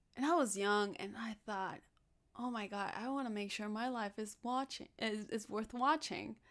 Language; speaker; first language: English; early bilingual, other home language; Spanish